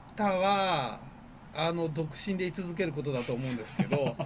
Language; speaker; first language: Japanese; native; Japanese